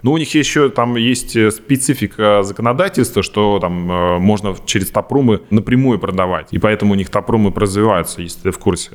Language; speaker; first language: Russian; native; Russian